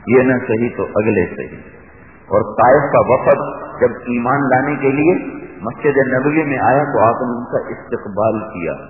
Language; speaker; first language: Urdu; non-native, local second language; Punjabi